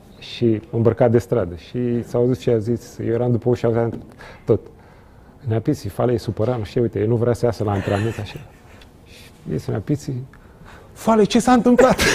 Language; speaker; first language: Romanian; non-native, fluent; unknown